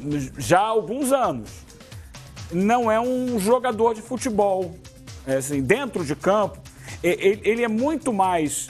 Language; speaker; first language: Portuguese; native; Portuguese